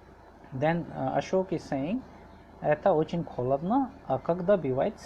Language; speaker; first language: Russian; non-native, fluent; Hindi